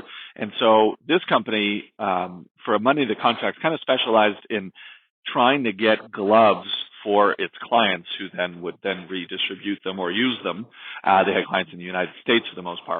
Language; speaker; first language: English; native; English